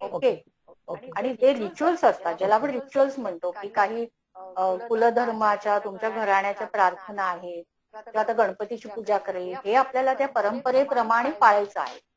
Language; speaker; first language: Hindi; native; Hindi